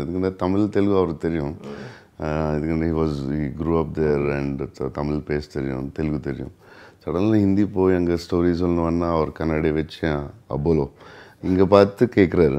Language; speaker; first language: Tamil; non-native, learner; Telugu